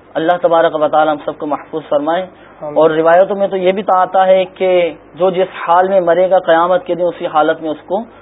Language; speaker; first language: Urdu; native; Urdu